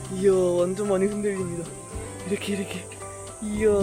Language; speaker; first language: Korean; non-native, learner; Turkish